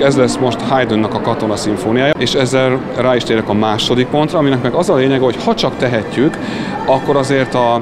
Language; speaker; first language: Hungarian; native; Hungarian